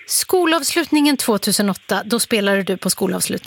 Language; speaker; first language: Swedish; native; Swedish